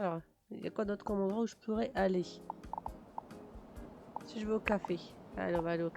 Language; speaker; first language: French; native; French